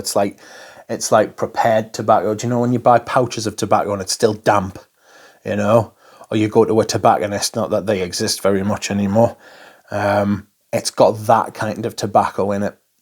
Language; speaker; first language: English; native; English